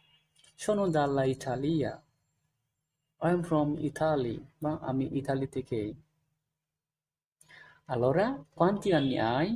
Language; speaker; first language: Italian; non-native, learner; Bangla